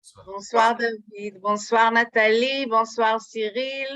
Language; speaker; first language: French; non-native, fluent; Hebrew